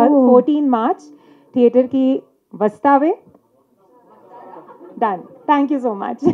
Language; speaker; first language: Telugu; non-native, local second language; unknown